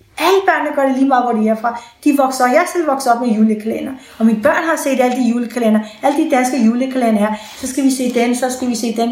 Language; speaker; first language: Danish; early bilingual, other home language; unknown